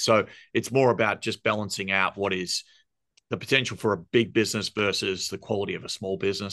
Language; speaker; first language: English; native; English